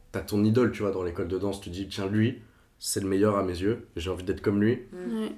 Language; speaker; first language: French; non-native, fluent; Portuguese